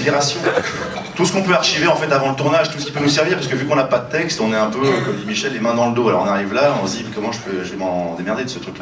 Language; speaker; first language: French; native; French